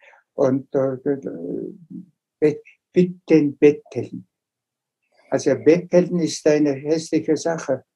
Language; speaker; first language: German; non-native, fluent; Tuvinian